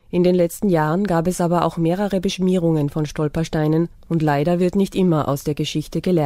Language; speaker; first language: German; native; German